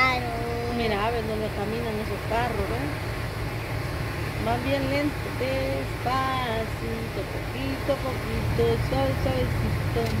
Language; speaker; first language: Spanish; native; Spanish